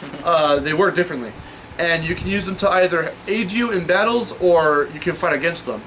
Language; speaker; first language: English; native; English